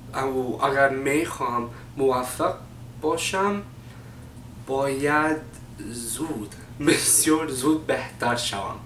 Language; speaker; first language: Persian; non-native, learner; English